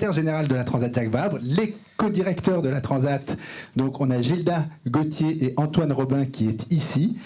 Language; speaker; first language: French; native; French